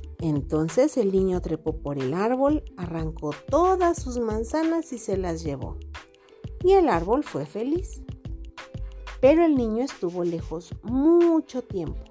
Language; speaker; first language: Spanish; non-native, fluent; Portuguese